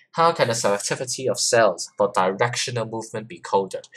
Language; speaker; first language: English; non-native, local second language; Cantonese